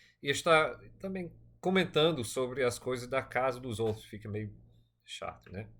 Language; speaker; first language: Portuguese; non-native, fluent; English